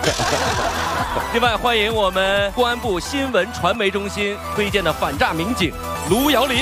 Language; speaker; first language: Chinese; native; Chinese